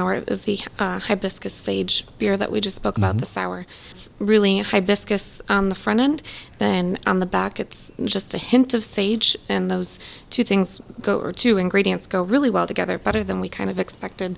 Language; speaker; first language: English; native; English